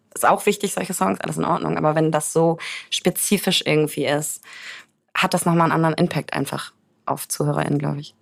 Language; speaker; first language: German; native; German